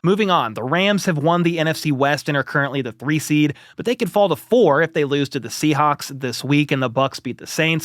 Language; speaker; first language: English; native; English